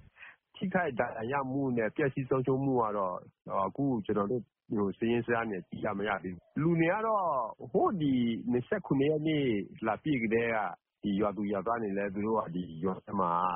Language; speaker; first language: Burmese; non-native, local second language; Karen languages